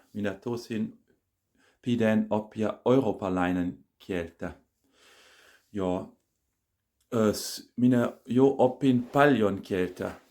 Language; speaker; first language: Finnish; non-native, learner; German